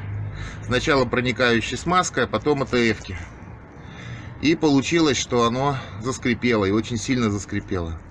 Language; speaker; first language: Russian; native; Russian